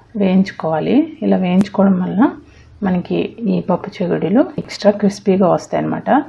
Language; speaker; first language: Telugu; native; Telugu